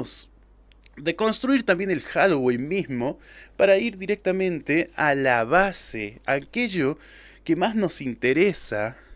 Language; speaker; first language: Spanish; native; Spanish